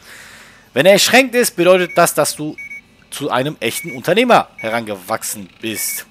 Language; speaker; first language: German; native; German